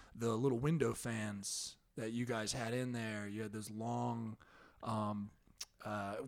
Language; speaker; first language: English; native; English